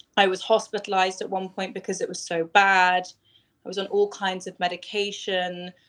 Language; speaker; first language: English; native; English